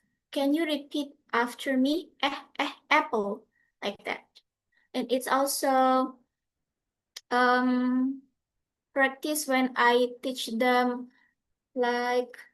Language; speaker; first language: English; non-native, fluent; Indonesian